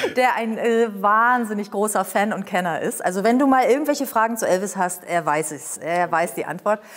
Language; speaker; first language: German; native; German